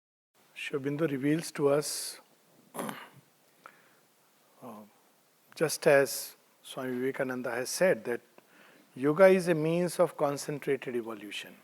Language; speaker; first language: English; non-native, local second language; Hindi